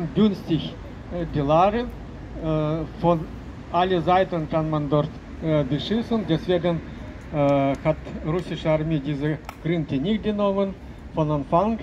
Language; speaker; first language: German; non-native, learner; Russian